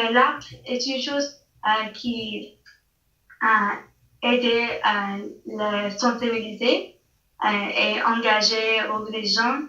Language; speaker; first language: French; non-native, learner; English